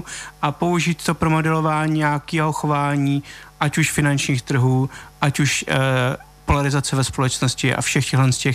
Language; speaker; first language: Czech; native; Czech